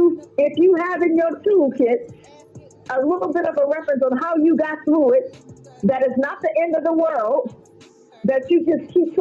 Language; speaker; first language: English; native; English